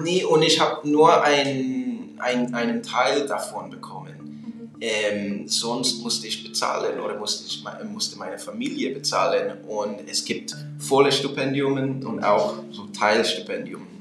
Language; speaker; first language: German; non-native, fluent; English